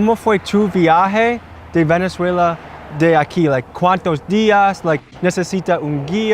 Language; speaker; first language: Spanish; non-native, learner; English